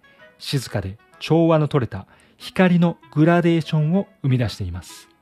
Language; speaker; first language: Japanese; native; Japanese